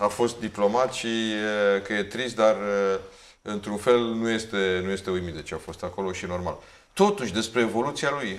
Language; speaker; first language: Romanian; native; Romanian